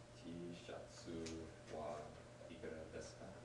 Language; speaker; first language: Japanese; non-native, learner; English